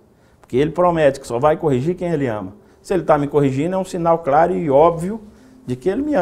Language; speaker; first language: Portuguese; native; Portuguese